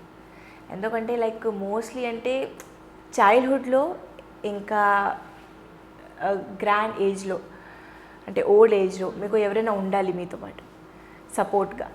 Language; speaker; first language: Telugu; non-native, fluent; Hindi